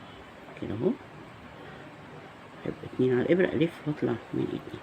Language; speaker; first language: Arabic; native; Arabic